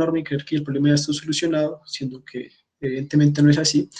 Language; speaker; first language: Spanish; native; Spanish